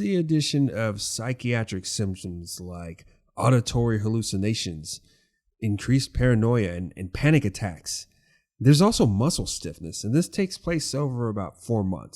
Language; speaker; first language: English; native; English